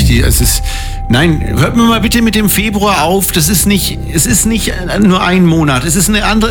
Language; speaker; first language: German; native; German